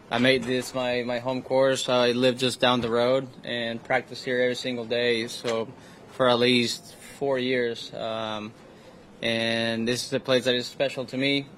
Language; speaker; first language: English; non-native, fluent; Spanish